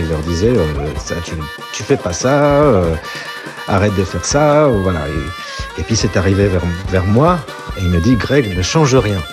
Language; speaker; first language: French; non-native, fluent; Polish